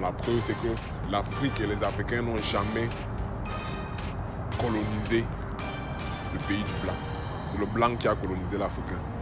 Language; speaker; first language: French; native; French